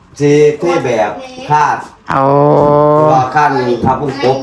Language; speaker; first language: Thai; non-native, local second language; Lao